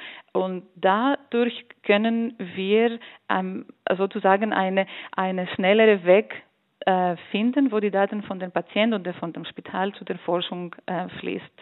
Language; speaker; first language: German; non-native, fluent; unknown